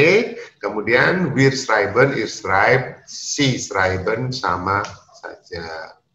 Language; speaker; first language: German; non-native, learner; Indonesian